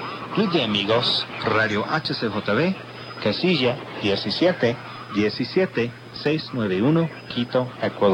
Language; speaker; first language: Spanish; non-native, fluent; English